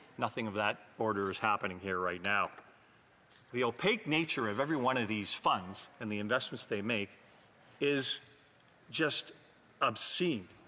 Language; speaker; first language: English; native; English